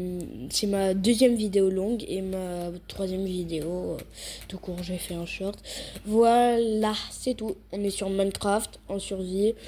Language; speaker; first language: French; native; French